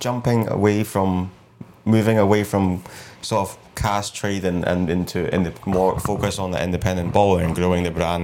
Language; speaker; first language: English; non-native, local second language; Cantonese